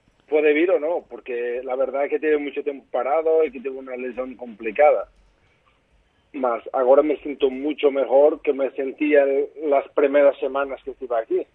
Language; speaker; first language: Spanish; non-native, fluent; Portuguese